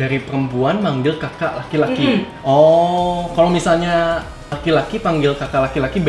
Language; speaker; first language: Indonesian; native; Indonesian